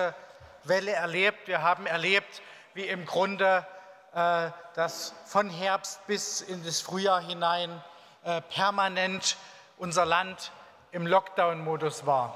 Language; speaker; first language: German; native; German